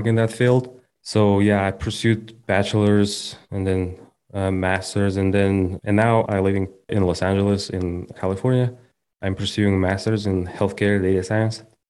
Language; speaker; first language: English; non-native, fluent; Kazakh